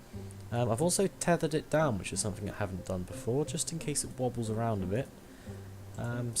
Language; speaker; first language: English; native; English